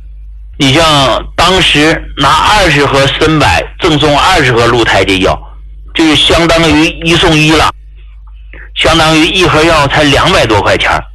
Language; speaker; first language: Chinese; native; Chinese